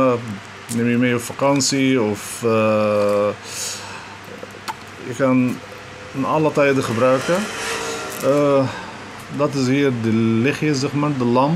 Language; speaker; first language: Dutch; non-native, fluent; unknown